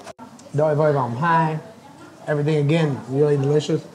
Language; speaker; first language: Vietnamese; non-native, fluent; English